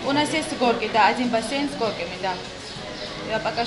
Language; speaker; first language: Russian; non-native, learner; Turkish